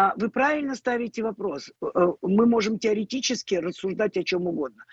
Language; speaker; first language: Russian; non-native, local second language; Ukrainian